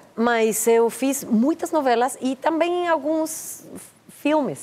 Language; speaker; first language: Portuguese; non-native, learner; Spanish